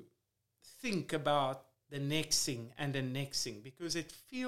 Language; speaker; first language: English; non-native, fluent; Afrikaans